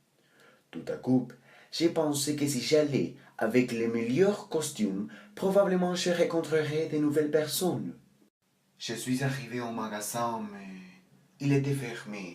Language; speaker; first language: French; non-native, learner; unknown